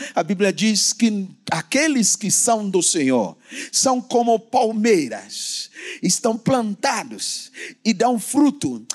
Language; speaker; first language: Portuguese; non-native, fluent; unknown